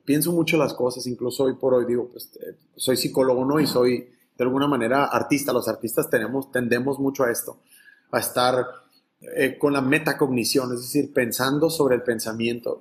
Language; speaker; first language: Spanish; native; Spanish